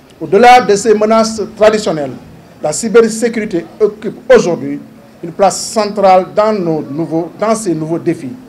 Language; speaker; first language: French; non-native, local second language; Wolof